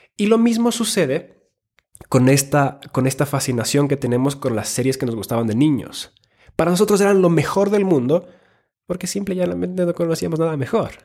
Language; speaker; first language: Spanish; native; Spanish